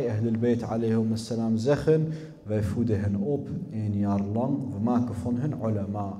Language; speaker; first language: Dutch; early bilingual, other home language; Arabic